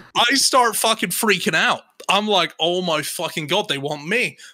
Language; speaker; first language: English; native; English